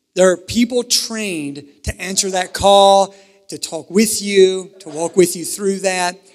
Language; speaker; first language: English; native; English